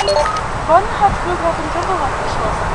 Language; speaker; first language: German; non-native, learner; English